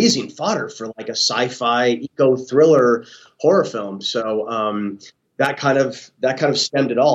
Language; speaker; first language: English; native; English